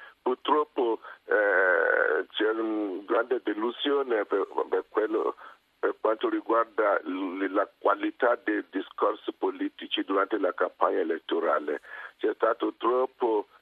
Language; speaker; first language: Italian; non-native, fluent; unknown